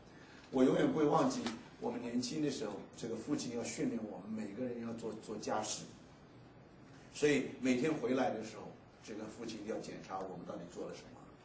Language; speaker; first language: Chinese; native; Chinese